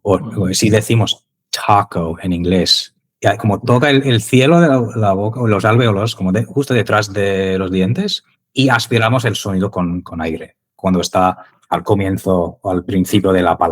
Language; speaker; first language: Spanish; non-native, fluent; English